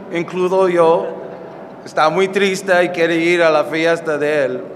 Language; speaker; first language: Spanish; non-native, learner; English